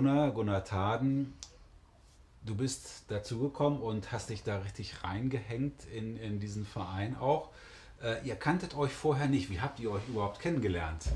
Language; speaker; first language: German; native; German